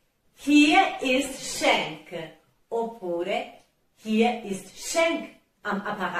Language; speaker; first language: German; non-native, fluent; Italian